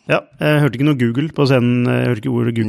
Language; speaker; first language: Norwegian; native; Norwegian